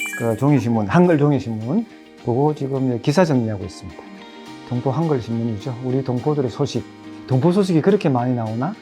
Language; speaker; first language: Korean; native; Korean